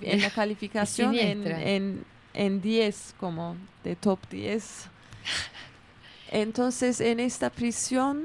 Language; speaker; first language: Spanish; non-native, fluent; Kurdish